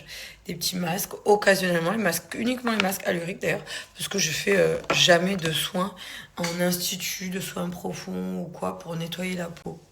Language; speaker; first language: French; native; French